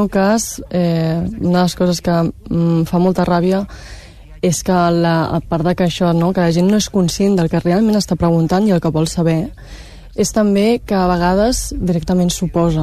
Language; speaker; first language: Catalan; early bilingual, other home language; Chinese